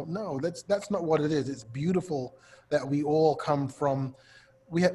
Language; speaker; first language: English; native; English